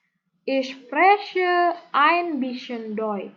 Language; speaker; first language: German; non-native, learner; Indonesian